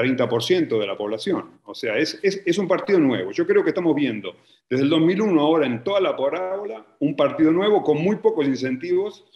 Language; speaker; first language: Spanish; native; Spanish